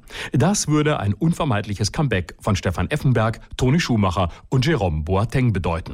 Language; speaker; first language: German; native; German